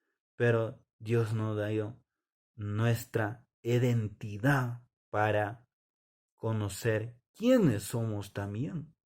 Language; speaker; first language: Spanish; non-native, local second language; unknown